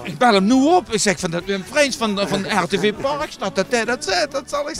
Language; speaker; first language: Dutch; native; Dutch